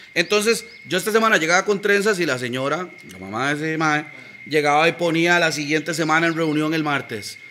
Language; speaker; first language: Spanish; native; Spanish